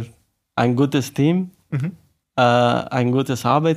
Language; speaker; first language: German; non-native, learner; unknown